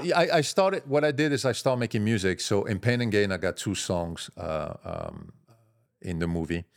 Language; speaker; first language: English; non-native, fluent; French